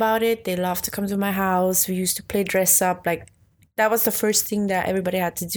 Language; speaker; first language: English; non-native, fluent; Swiss German